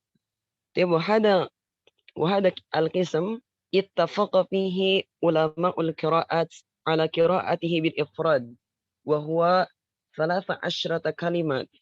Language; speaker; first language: Arabic; non-native, learner; Indonesian